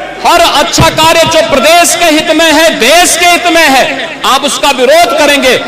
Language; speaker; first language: Hindi; native; Hindi